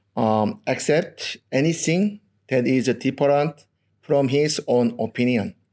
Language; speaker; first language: English; non-native, learner; Korean